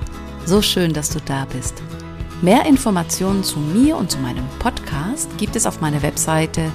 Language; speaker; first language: German; native; German